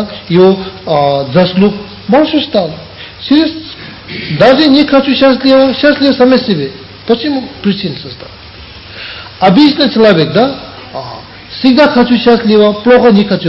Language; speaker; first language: Russian; non-native, learner; Tibetan